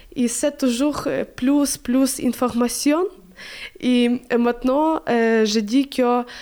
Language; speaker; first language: French; non-native, learner; Ukrainian